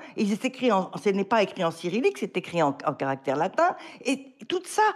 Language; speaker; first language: French; native; French